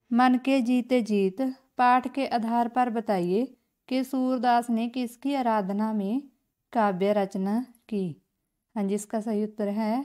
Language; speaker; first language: Hindi; non-native, local second language; Punjabi